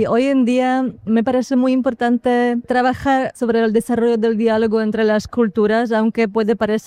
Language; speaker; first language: Spanish; non-native, fluent; Slovak